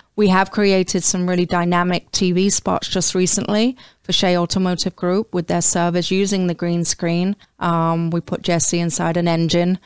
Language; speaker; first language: English; native; English